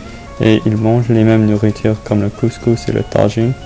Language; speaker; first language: French; non-native, learner; English